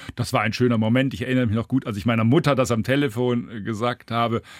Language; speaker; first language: German; native; German